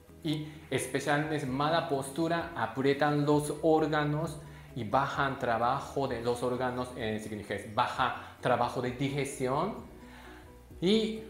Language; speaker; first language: Spanish; non-native, learner; Japanese